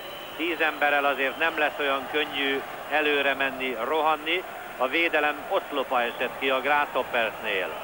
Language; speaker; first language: Hungarian; native; Hungarian